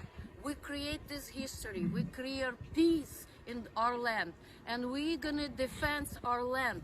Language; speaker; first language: English; non-native, learner; Ukrainian